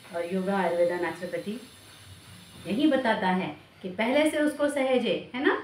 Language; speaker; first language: Hindi; non-native, local second language; Marathi